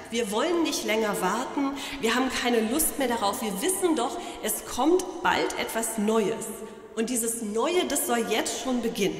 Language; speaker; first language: German; native; German